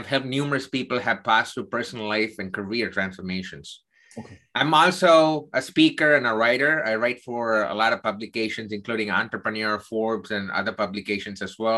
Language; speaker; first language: English; non-native, local second language; Tamil